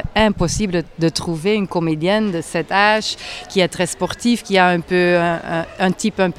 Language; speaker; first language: French; non-native, local second language; Dutch